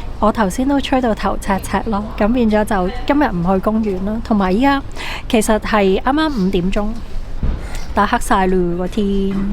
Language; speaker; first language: Cantonese; early bilingual, heritage; Cantonese